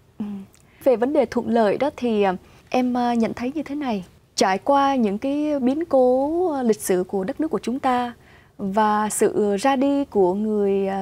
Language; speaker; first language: Vietnamese; early bilingual, heritage; Vietnamese